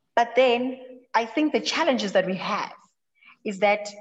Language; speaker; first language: English; non-native, local second language; Zulu